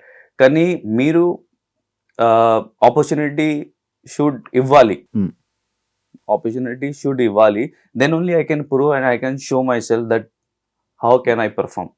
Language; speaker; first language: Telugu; non-native, learner; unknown